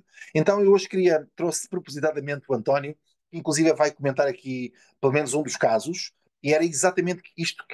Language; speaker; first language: Portuguese; native; Portuguese